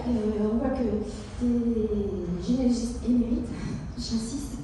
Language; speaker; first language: French; native; French